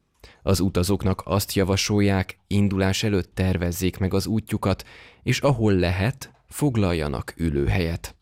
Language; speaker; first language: Hungarian; native; Hungarian